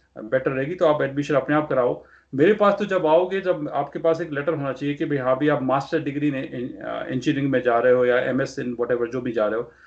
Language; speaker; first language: Hindi; non-native, local second language; Punjabi